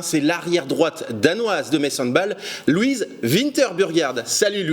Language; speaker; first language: French; native; French